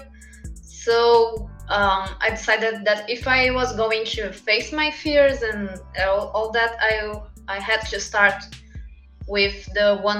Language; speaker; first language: English; non-native, fluent; Portuguese